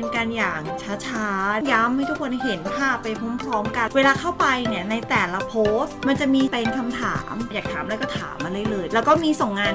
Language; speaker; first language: Thai; native; Thai